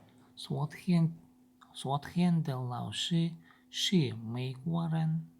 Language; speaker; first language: Chinese; non-native, learner; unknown